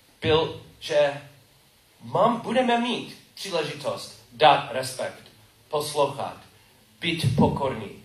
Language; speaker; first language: Czech; non-native, learner; English